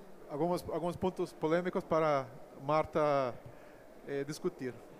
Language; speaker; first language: Portuguese; non-native, fluent; English